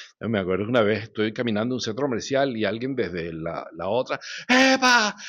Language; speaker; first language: Spanish; early bilingual, other home language; Hebrew